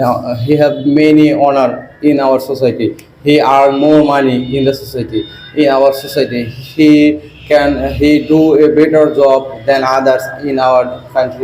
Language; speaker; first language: English; non-native, learner; Bangla